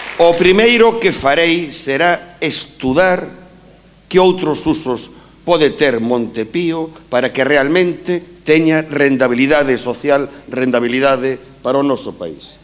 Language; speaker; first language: Galician; native; Galician